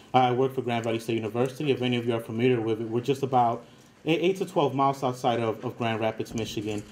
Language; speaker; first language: English; early bilingual, other home language; Spanish